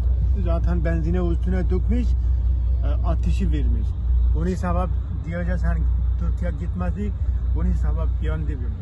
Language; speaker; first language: Turkish; non-native, learner; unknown